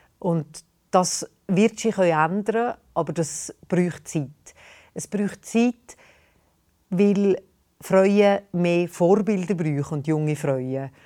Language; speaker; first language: German; native; German